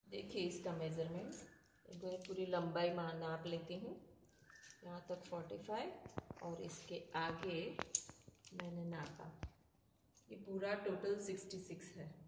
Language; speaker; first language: Hindi; non-native, local second language; Gujarati